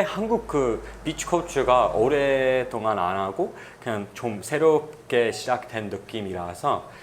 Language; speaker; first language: Korean; non-native, fluent; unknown